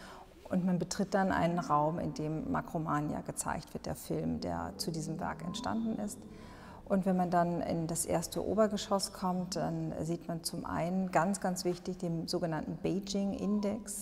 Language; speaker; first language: German; native; German